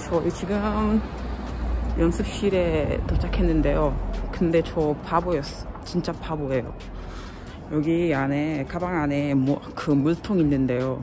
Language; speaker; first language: Korean; non-native, fluent; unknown